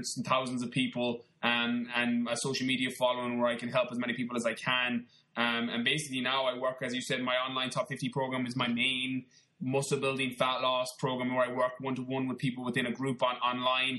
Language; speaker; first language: English; native; English